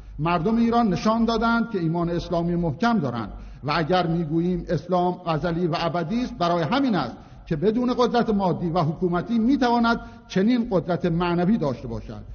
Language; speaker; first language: Persian; non-native, local second language; Azerbaijani